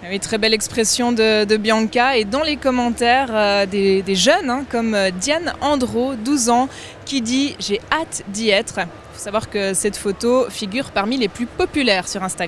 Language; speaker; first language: French; native; French